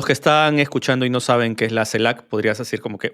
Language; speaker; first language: Spanish; native; Spanish